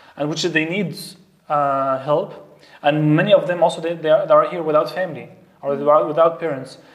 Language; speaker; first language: English; non-native, fluent; Arabic